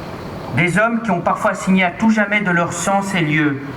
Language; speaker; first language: French; native; French